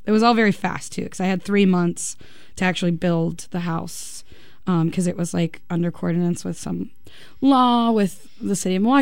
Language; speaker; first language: English; native; English